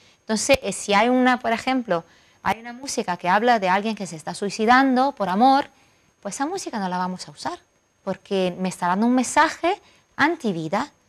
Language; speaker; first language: Spanish; non-native, fluent; Italian